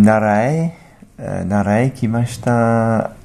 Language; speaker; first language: Japanese; non-native, learner; English